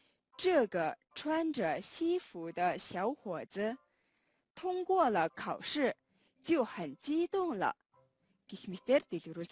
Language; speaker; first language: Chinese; non-native, fluent; Mongolian